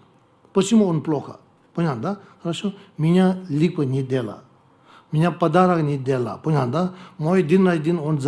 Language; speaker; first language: Russian; non-native, learner; Tibetan